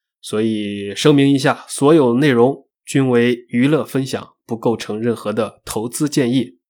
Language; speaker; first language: Chinese; native; Chinese